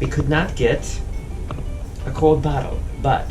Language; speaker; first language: English; native; English